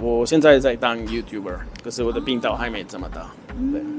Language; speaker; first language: Chinese; non-native, fluent; Spanish